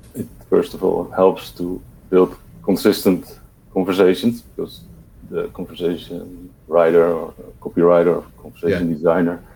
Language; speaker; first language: English; non-native, fluent; Dutch